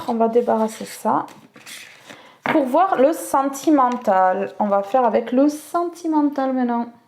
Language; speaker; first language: French; native; French